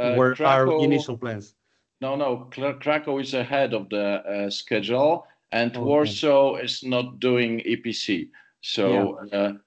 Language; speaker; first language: English; non-native, fluent; Polish